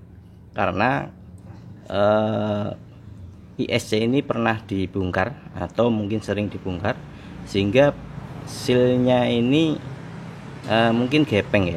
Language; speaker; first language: Indonesian; native; Indonesian